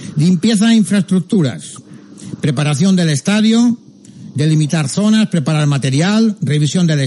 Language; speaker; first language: Spanish; non-native, local second language; Catalan